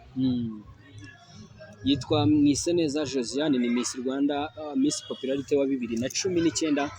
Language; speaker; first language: Kinyarwanda; native; Kinyarwanda